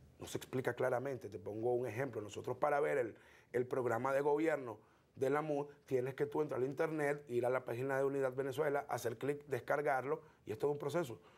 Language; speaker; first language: Spanish; native; Spanish